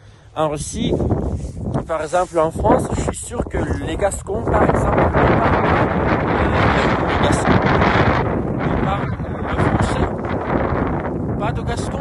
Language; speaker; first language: French; non-native, fluent; Russian